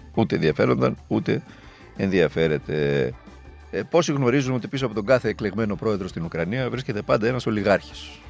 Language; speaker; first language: Greek; native; Greek